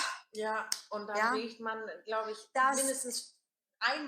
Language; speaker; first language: German; native; German